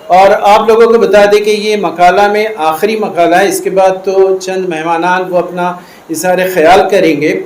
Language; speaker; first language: Urdu; native; Urdu